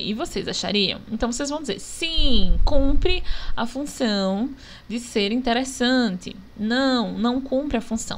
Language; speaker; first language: Portuguese; native; Portuguese